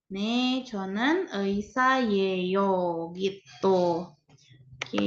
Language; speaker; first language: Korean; non-native, fluent; Indonesian